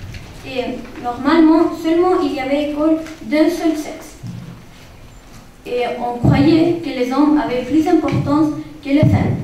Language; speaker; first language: French; non-native, learner; Spanish